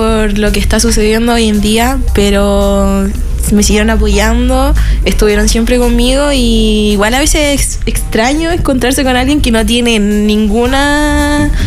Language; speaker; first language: Spanish; native; Spanish